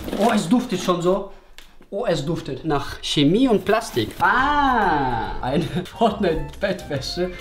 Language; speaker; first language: German; early bilingual, other home language; Russian